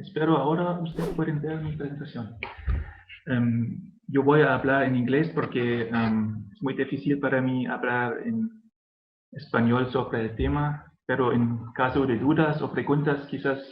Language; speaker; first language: Spanish; non-native, learner; German